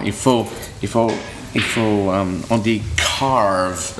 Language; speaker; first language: French; non-native, learner; English